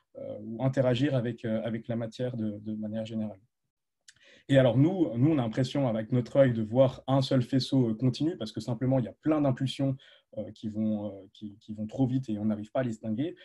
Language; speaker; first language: French; native; French